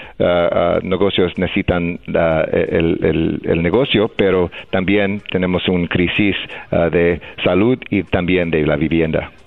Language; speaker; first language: Spanish; non-native, fluent; English